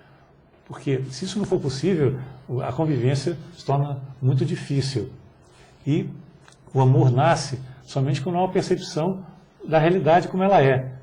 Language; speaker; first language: Portuguese; native; Portuguese